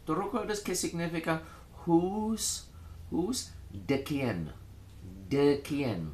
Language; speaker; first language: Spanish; non-native, fluent; English